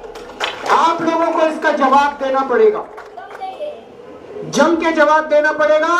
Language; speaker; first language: Hindi; native; Hindi